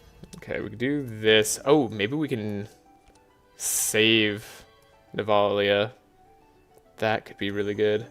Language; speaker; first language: English; native; English